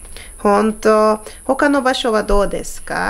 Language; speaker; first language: Japanese; non-native, fluent; Hungarian